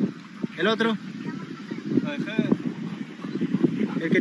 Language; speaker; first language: Spanish; native; Spanish